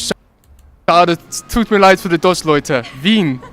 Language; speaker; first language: German; non-native, learner; English